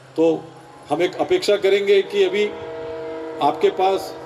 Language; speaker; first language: Hindi; non-native, local second language; Marathi